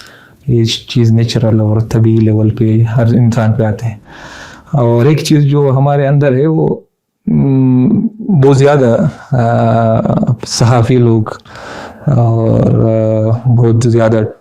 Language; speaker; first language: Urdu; non-native, learner; Pashto